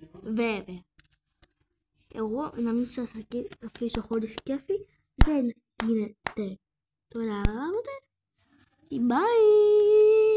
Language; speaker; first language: Greek; native; Greek